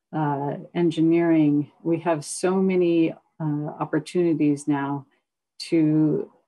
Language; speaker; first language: English; native; English